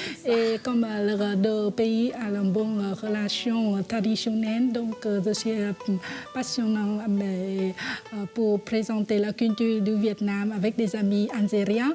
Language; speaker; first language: French; non-native, fluent; Vietnamese